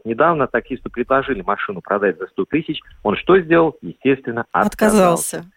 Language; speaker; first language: Russian; native; Russian